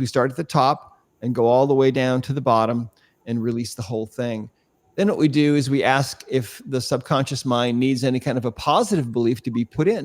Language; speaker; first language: English; native; English